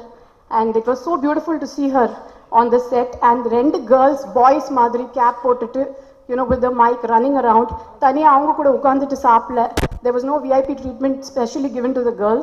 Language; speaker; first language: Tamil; non-native, local second language; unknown